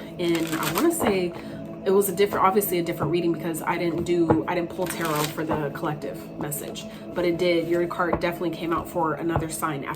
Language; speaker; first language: English; native; English